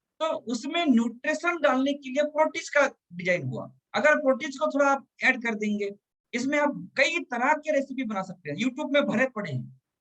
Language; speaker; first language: Hindi; non-native, local second language; Telugu